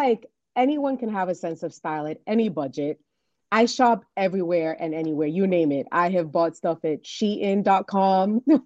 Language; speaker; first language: English; non-native, local second language; Yoruba